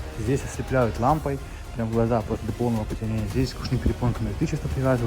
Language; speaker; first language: Russian; native; Russian